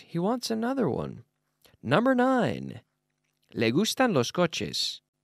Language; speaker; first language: Spanish; non-native, fluent; English